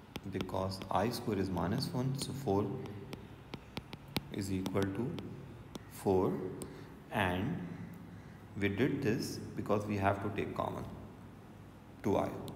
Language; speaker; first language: English; non-native, local second language; Urdu